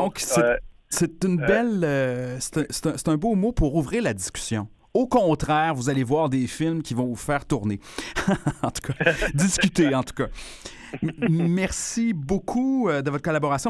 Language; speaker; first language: French; native; French